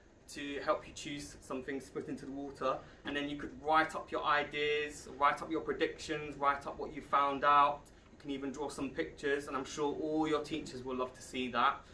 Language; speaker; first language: English; native; English